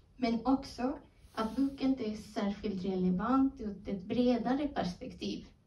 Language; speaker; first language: Swedish; non-native, fluent; Spanish